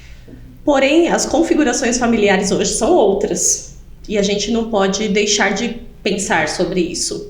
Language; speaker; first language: Portuguese; native; Portuguese